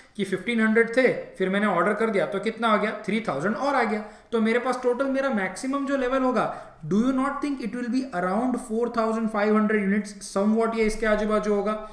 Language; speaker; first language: Hindi; native; Hindi